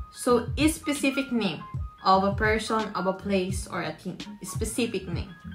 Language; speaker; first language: English; non-native, local second language; Filipino